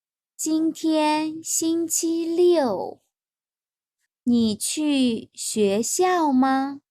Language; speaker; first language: Chinese; non-native, fluent; Urdu